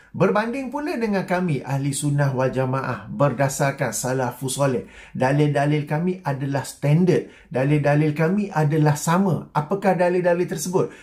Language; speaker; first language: Malay; native; Malay